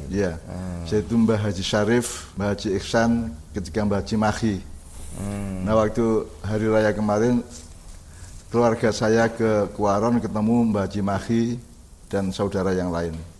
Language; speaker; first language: Indonesian; non-native, local second language; Javanese